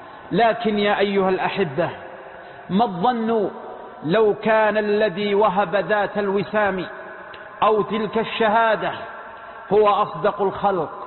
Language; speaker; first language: Arabic; native; Arabic